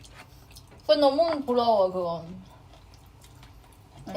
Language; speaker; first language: Korean; non-native, fluent; Chinese